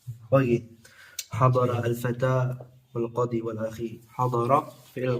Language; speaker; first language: Arabic; non-native, learner; Indonesian